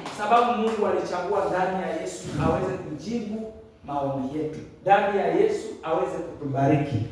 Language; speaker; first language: Swahili; non-native, local second language; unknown